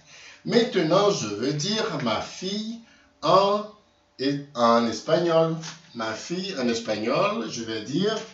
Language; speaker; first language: French; non-native, local second language; Haitian Creole